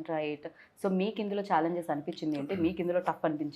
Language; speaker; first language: Telugu; native; Telugu